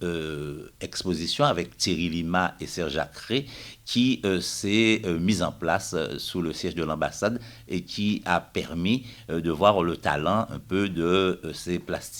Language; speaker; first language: French; native; French